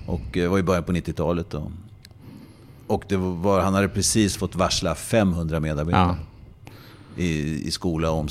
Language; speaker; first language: Swedish; native; Swedish